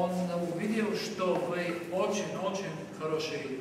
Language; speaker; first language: Russian; non-native, learner; Bulgarian